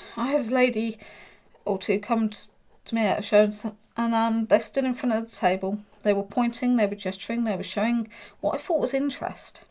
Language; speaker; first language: English; native; English